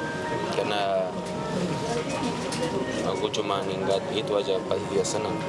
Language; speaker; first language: Indonesian; non-native, fluent; Spanish